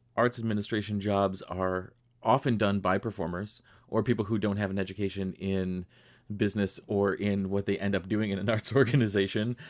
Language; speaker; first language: English; native; English